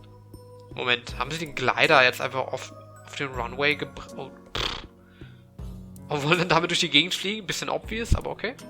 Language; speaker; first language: German; native; German